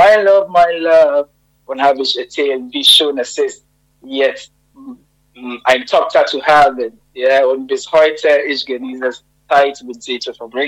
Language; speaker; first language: German; non-native, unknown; Akan